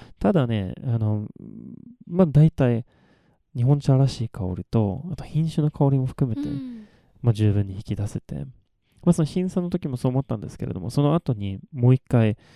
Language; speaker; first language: Japanese; non-native, fluent; Swedish